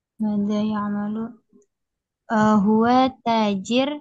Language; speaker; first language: Arabic; non-native, learner; Indonesian